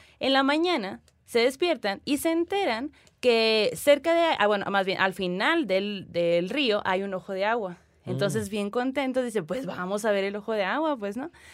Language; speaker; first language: Spanish; native; Spanish